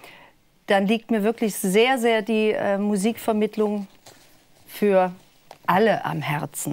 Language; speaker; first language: German; native; German